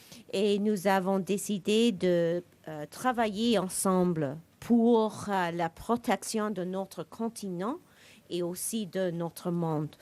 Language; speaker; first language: French; non-native, fluent; English